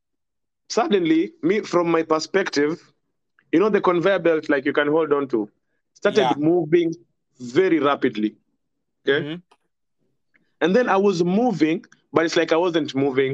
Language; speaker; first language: English; non-native, local second language; Swahili